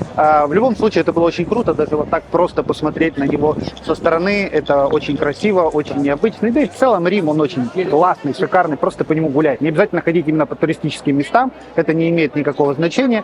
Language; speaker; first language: Russian; native; Russian